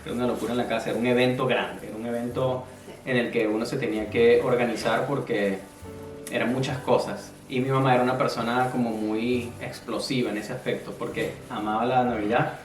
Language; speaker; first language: Spanish; native; Spanish